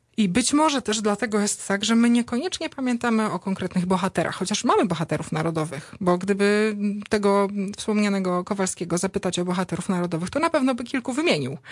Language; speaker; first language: Polish; native; Polish